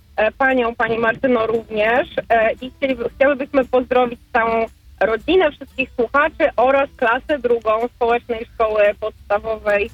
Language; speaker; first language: Polish; native; Polish